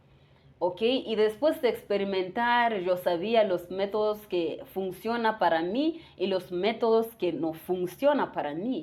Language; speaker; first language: Spanish; non-native, fluent; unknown